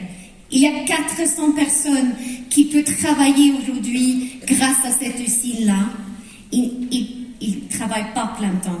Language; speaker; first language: French; non-native, fluent; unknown